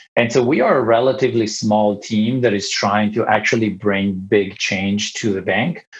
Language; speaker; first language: English; non-native, fluent; Italian